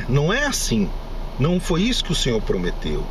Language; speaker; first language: Portuguese; native; Portuguese